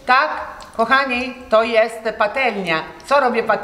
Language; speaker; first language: Polish; non-native, learner; Italian